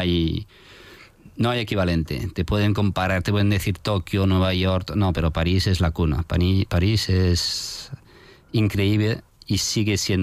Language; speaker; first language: Spanish; non-native, fluent; French